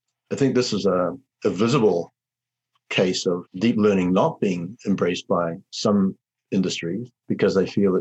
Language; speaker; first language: English; native; English